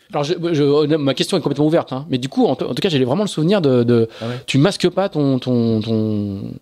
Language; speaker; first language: French; native; French